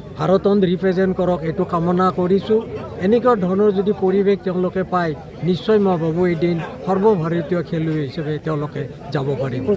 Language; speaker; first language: Assamese; native; Assamese